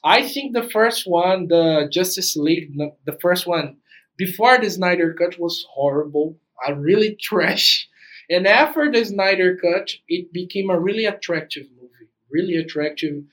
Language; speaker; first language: English; non-native, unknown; Portuguese